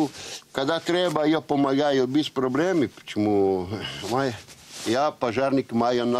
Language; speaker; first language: Ukrainian; non-native, learner; Italian